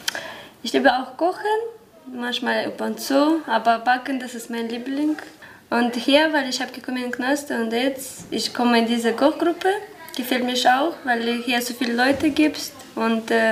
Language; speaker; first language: German; non-native, learner; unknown